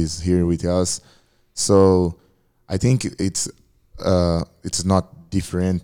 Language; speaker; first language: English; non-native, learner; Portuguese